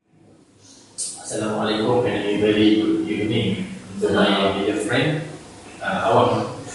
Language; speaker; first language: English; non-native, learner; Malay